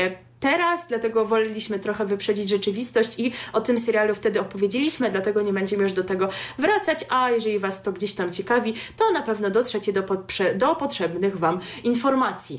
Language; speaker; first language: Polish; native; Polish